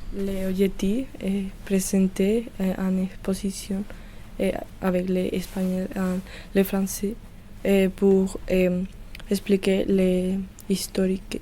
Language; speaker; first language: French; non-native, learner; Spanish